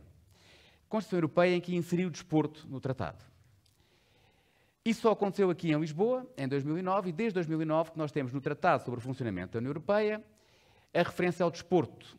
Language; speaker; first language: Portuguese; native; Portuguese